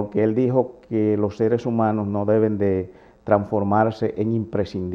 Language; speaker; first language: Spanish; native; Spanish